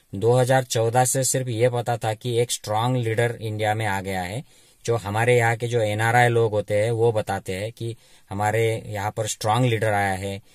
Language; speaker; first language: Hindi; non-native, local second language; Marathi